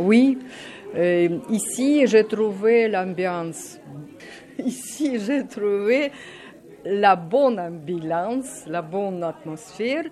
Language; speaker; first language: French; non-native, learner; Russian